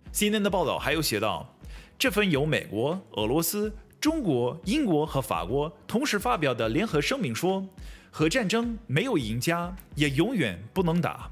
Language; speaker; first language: Chinese; non-native, fluent; English